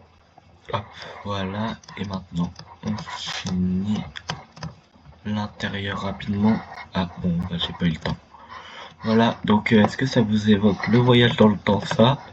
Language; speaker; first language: French; native; French